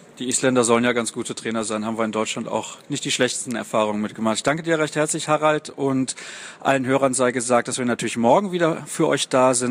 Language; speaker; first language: German; native; German